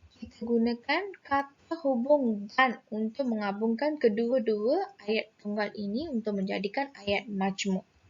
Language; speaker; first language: Malay; non-native, local second language; Tamil